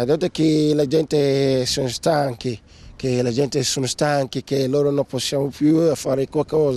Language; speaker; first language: Italian; non-native, learner; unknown